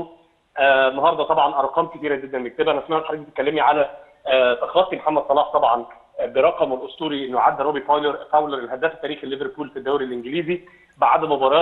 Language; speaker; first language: Arabic; native; Arabic